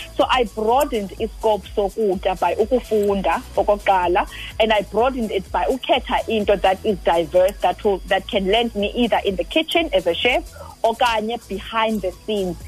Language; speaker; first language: English; non-native, local second language; Xhosa